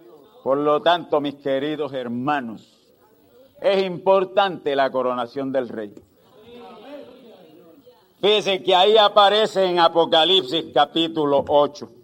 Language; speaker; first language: Spanish; native; Spanish